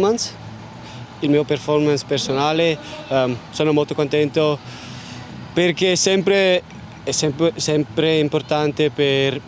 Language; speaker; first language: Italian; non-native, learner; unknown